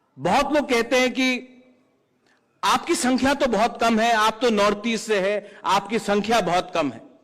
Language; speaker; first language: Hindi; non-native, local second language; Kok Borok